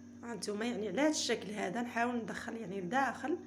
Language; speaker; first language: Arabic; native; Arabic